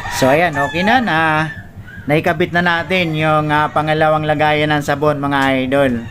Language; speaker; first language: Filipino; native; Filipino